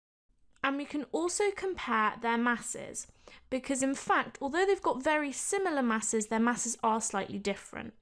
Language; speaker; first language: English; native; English